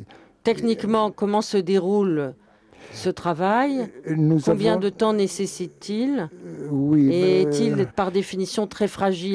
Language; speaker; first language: French; native; French